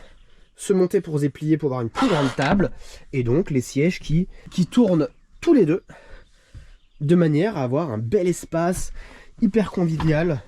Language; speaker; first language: French; native; French